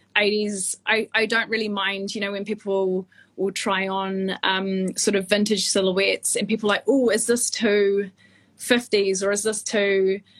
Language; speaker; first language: English; native; English